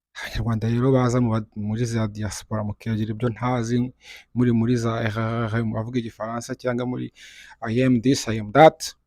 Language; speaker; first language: Kinyarwanda; native; Kinyarwanda